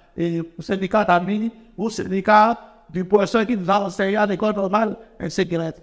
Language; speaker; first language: French; non-native, local second language; Fon